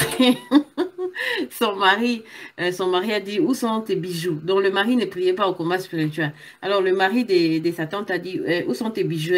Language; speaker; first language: French; non-native, local second language; Lingala